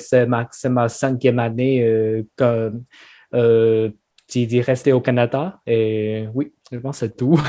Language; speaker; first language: French; non-native, learner; Chinese